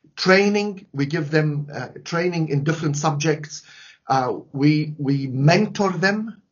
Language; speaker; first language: English; non-native, fluent; Arabic